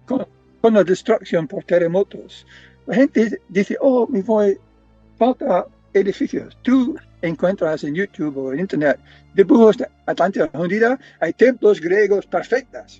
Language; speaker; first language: Spanish; non-native, fluent; English